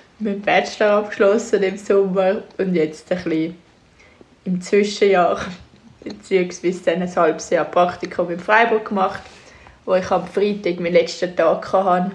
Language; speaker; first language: German; native; German